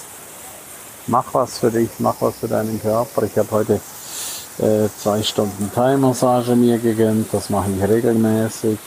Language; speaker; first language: German; native; German